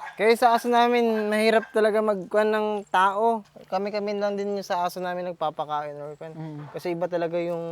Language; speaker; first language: Filipino; non-native, local second language; Aklanon